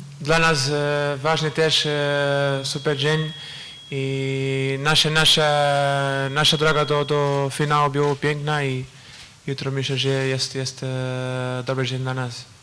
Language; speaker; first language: Polish; non-native, learner; Portuguese